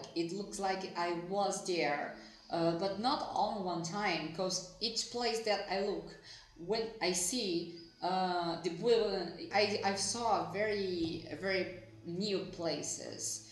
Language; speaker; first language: English; non-native, fluent; Portuguese